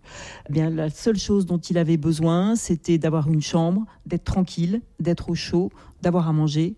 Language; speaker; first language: French; native; French